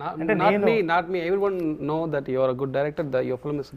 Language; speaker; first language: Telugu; non-native, learner; Tamil